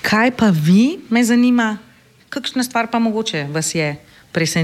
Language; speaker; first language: Slovenian; native; Slovenian